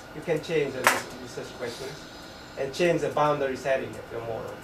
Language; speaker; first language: English; non-native, fluent; Japanese